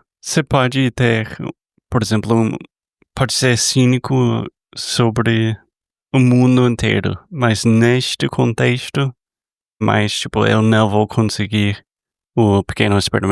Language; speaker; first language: Portuguese; non-native, fluent; English